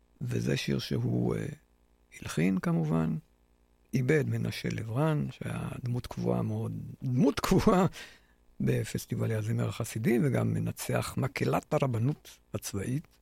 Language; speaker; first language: Hebrew; native; Hebrew